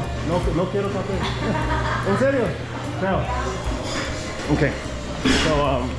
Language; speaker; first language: Spanish; non-native, learner; English